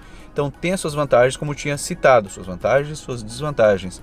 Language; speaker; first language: Portuguese; native; Portuguese